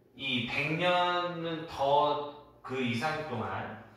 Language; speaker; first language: Korean; native; Korean